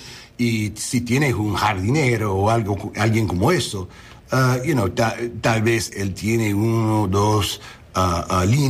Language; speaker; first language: Spanish; non-native, learner; English